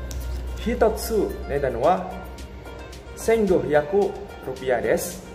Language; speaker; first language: Japanese; non-native, learner; Indonesian